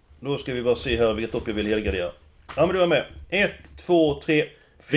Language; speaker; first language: Swedish; native; Swedish